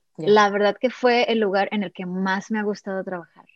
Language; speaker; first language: Spanish; native; Spanish